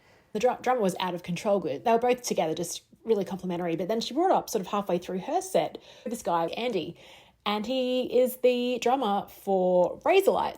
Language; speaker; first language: English; native; English